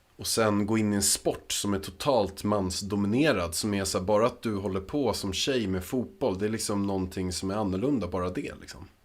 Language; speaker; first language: Swedish; native; Swedish